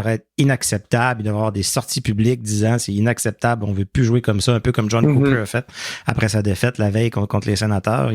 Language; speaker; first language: French; native; French